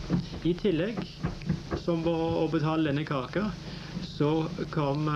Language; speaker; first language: Norwegian; native; Norwegian